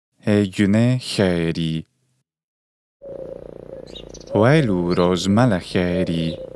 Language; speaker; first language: Greek; non-native, fluent; English